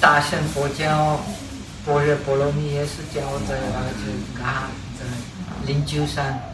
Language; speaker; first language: Chinese; non-native, fluent; Czech